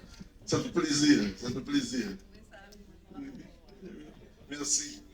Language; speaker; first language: French; non-native, local second language; Haitian Creole